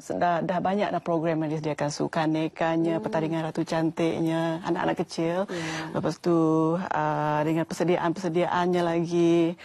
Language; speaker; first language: Malay; native; Malay